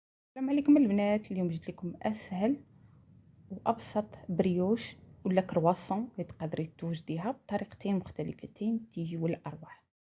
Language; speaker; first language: Arabic; native; Arabic